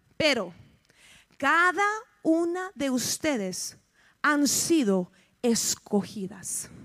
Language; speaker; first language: Spanish; early bilingual, heritage; Spanish